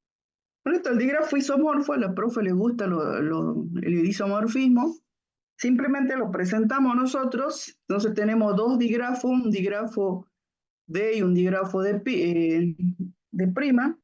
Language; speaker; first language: Spanish; native; Spanish